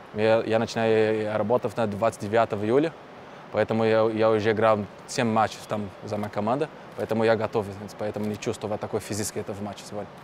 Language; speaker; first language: Russian; non-native, learner; Portuguese